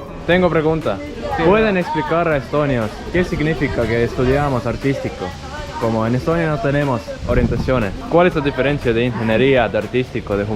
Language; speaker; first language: Spanish; non-native, learner; Estonian